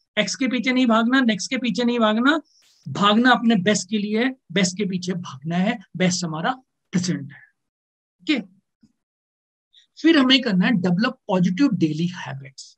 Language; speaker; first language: Hindi; native; Hindi